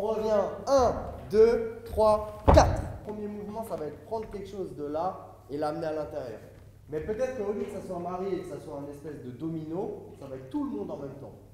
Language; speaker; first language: French; native; French